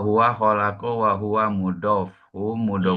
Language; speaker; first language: Arabic; non-native, learner; Indonesian